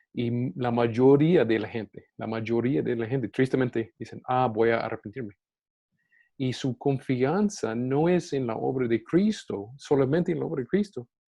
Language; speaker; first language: Spanish; non-native, fluent; English